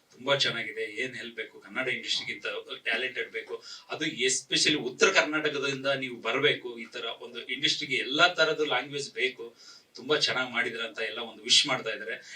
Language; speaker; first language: Kannada; native; Kannada